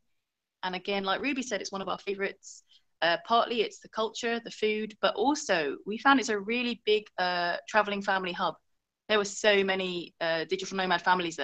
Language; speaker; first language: English; native; English